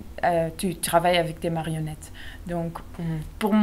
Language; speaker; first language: French; non-native, local second language; Dutch